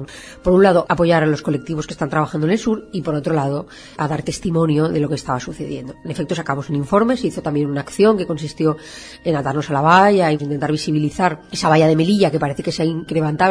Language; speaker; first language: Spanish; native; Spanish